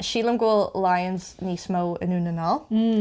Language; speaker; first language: Irish; non-native, local second language; English